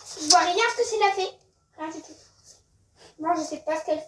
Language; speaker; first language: French; native; French